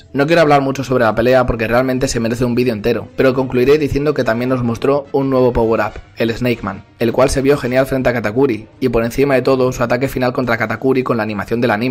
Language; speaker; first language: Spanish; native; Spanish